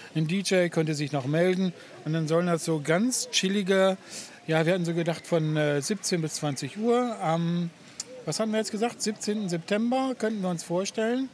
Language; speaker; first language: German; native; German